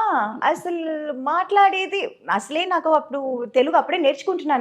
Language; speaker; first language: Telugu; non-native, local second language; Tamil